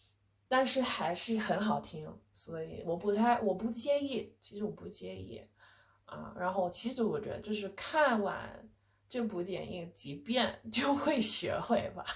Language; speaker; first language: Chinese; non-native, fluent; English